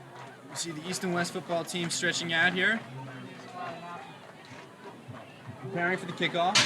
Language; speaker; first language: English; native; English